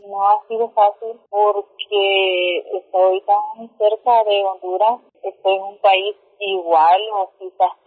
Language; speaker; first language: Spanish; native; Spanish